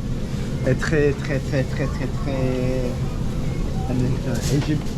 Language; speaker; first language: French; non-native, learner; Spanish